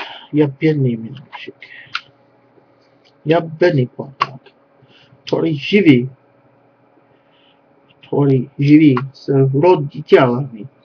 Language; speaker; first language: Russian; non-native, learner; English